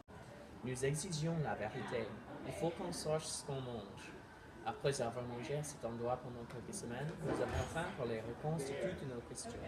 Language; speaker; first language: French; non-native, learner; English